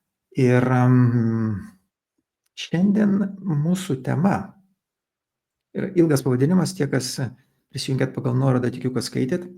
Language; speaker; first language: Lithuanian; native; Lithuanian